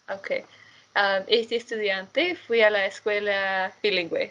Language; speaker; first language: Spanish; non-native, fluent; English